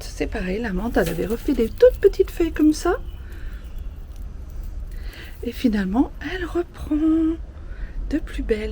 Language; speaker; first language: French; native; French